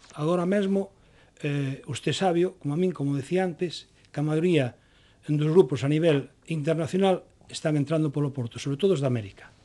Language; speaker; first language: Galician; non-native, local second language; Spanish